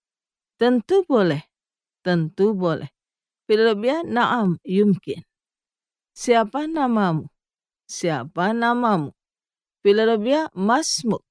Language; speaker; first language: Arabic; non-native, fluent; Indonesian